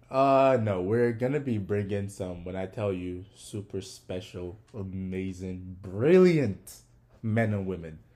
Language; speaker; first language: English; non-native, local second language; Yoruba